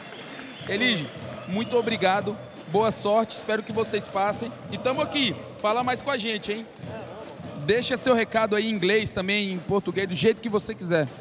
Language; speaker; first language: Portuguese; native; Portuguese